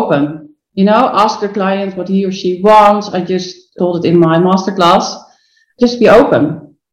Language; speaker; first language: English; non-native, fluent; Dutch